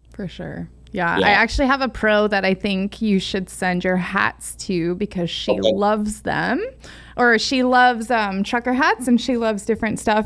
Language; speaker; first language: English; native; English